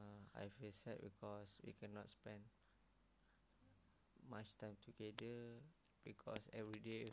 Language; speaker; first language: English; non-native, learner; Malay